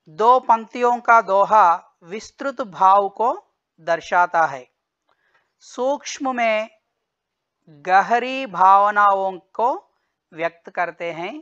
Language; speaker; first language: Hindi; non-native, local second language; Telugu